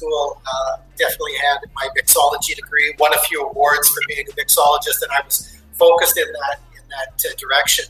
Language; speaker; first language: English; native; English